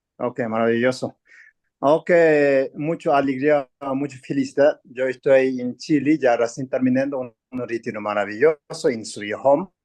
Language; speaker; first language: Spanish; non-native, learner; Tibetan